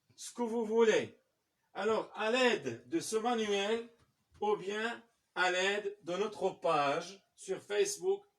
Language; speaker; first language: French; non-native, local second language; Arabic